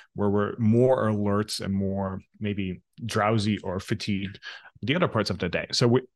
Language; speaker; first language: English; non-native, fluent; Dutch